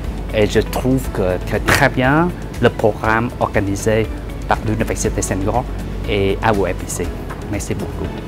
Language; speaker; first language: French; non-native, fluent; Vietnamese